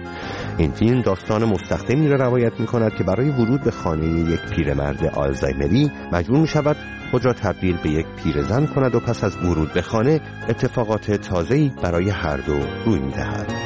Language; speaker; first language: Persian; native; Persian